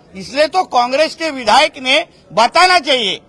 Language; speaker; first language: Hindi; non-native, local second language; Marathi